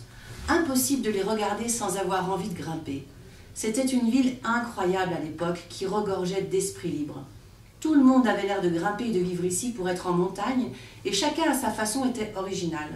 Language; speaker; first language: French; native; French